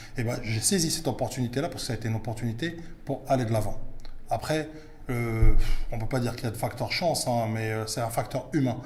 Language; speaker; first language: French; early bilingual, other home language; Arabic